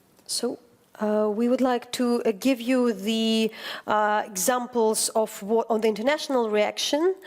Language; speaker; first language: English; non-native, fluent; Ukrainian